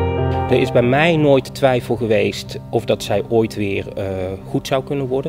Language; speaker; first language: Dutch; native; Dutch